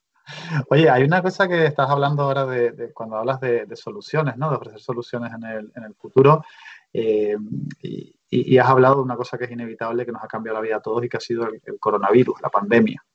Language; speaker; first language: Spanish; native; Spanish